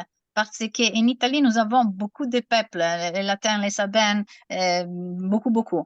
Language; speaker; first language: French; non-native, learner; Italian